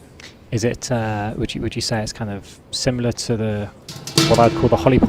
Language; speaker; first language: English; native; English